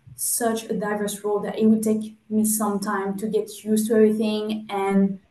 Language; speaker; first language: English; non-native, fluent; French